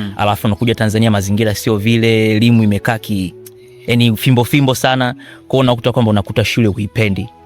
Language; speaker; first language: Swahili; native; Swahili